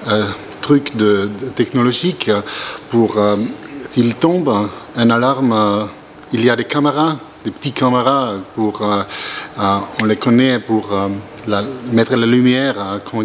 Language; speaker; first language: French; non-native, learner; German